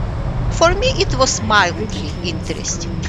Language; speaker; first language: English; non-native, fluent; Russian